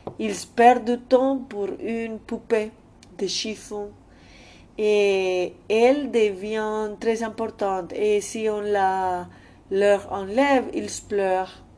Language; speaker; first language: French; non-native, fluent; Spanish